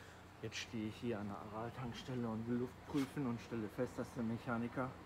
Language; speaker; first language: German; native; German